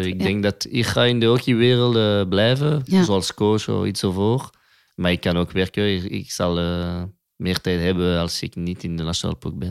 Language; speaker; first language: Dutch; non-native, local second language; French